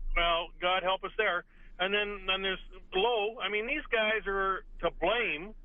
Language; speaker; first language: English; native; English